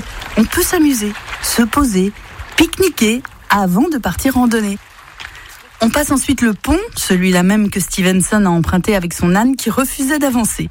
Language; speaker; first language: French; native; French